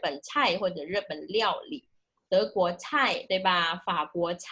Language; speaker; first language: Chinese; non-native, fluent; Indonesian